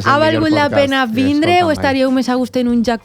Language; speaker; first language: Catalan; native; Catalan